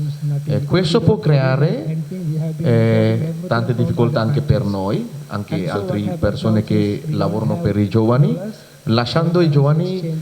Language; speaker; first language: Italian; non-native, fluent; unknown